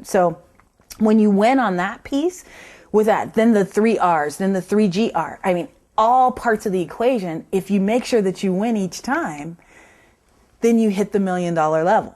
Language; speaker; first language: English; native; English